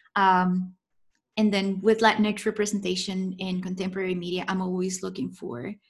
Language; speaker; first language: English; non-native, fluent; Spanish